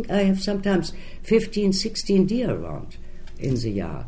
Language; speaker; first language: English; non-native, fluent; German